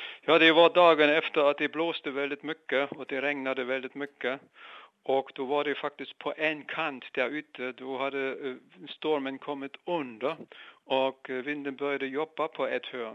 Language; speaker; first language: Swedish; non-native, fluent; German